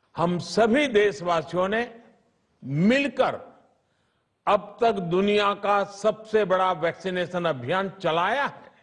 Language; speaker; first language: Hindi; non-native, local second language; Gujarati